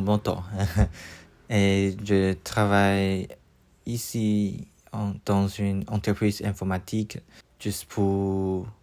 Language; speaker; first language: French; non-native, learner; Chinese